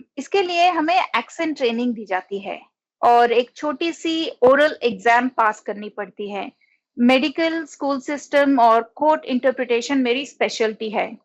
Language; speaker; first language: Hindi; non-native, local second language; Telugu